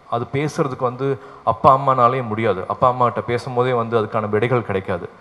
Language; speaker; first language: Tamil; native; Tamil